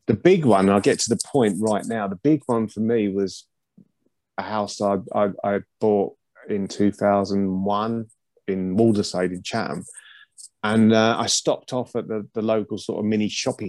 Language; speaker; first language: English; native; English